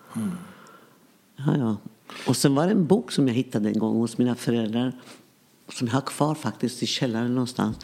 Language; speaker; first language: Swedish; early bilingual, other home language; Yiddish